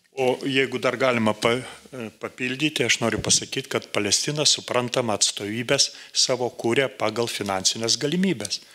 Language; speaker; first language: Lithuanian; native; Lithuanian